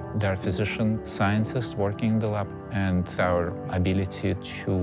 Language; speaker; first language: English; non-native, fluent; Russian